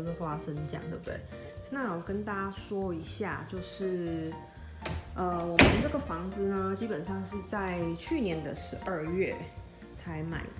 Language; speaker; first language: Chinese; native; Chinese